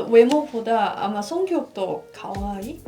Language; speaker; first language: Korean; non-native, learner; Indonesian